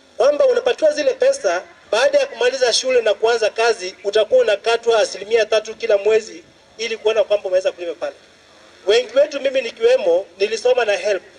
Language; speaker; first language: Swahili; non-native, local second language; Luo (Kenya and Tanzania)